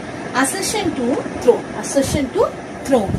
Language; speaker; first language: English; non-native, local second language; Tamil